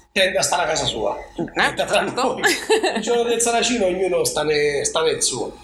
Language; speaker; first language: Italian; native; Italian